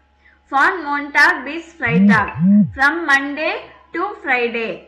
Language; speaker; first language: German; non-native, fluent; Tamil